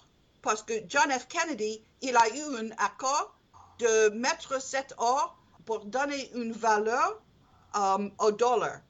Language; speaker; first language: French; non-native, learner; English